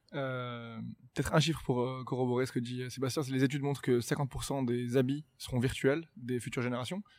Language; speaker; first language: French; non-native, local second language; Arabic